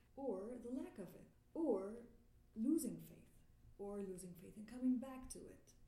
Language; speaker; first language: English; non-native, fluent; Arabic